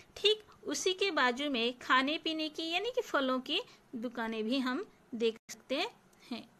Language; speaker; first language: Hindi; non-native, local second language; Marathi